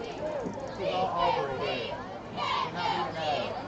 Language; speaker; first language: English; native; English